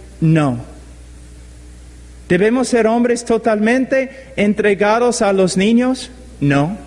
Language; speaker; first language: Spanish; non-native, fluent; English